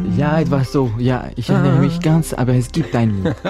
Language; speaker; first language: German; non-native, local second language; French